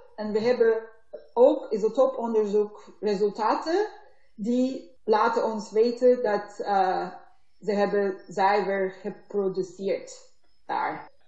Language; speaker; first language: Dutch; non-native, learner; Turkish